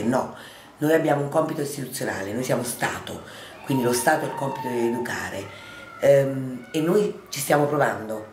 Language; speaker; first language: Italian; native; Italian